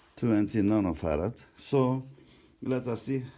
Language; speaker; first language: English; non-native, learner; Turkish